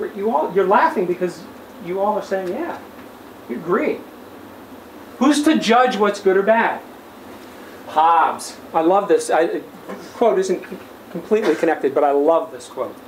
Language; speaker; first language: English; native; English